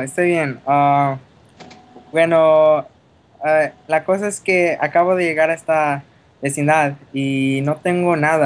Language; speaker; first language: Spanish; early bilingual, heritage; Spanish